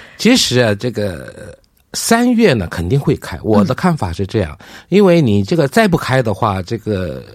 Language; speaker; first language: Chinese; non-native, fluent; Korean